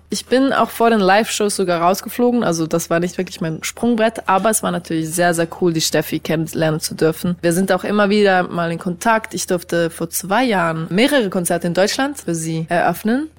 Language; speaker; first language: German; native; German